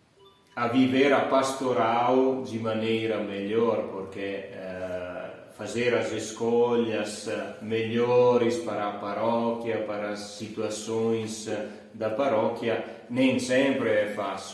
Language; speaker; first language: Portuguese; non-native, fluent; Italian